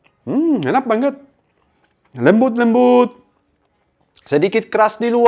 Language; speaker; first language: Indonesian; non-native, learner; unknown